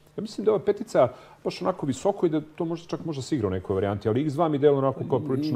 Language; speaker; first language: Serbian; native; Serbian